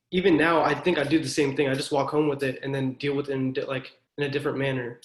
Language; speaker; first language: English; native; English